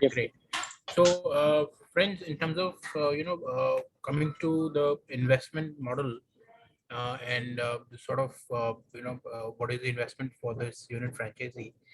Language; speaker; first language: English; non-native, local second language; Hindi